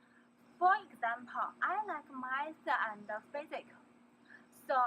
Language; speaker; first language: English; non-native, learner; Chinese